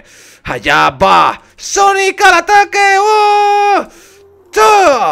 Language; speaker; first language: Spanish; native; Spanish